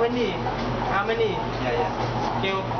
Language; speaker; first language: English; non-native, learner; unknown